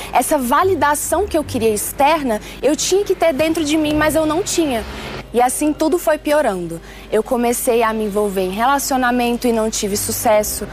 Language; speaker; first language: Portuguese; early bilingual, other home language; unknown